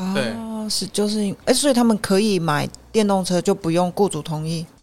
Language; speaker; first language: Chinese; native; Chinese